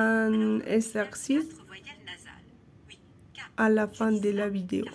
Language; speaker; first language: French; non-native, learner; Spanish